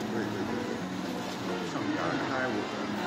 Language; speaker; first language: Chinese; non-native, fluent; English